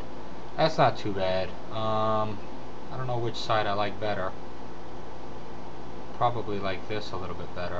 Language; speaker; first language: English; native; English